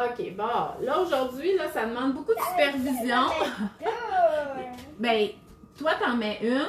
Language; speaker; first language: French; native; French